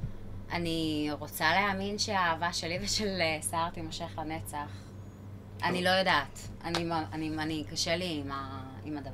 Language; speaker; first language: Hebrew; native; Hebrew